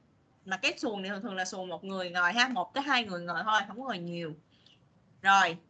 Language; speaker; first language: Vietnamese; native; Vietnamese